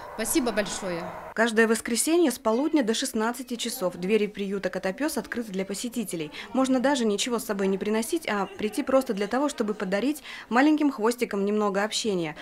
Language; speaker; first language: Russian; native; Russian